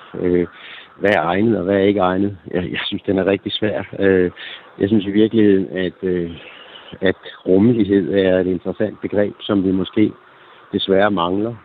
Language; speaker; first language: Danish; native; Danish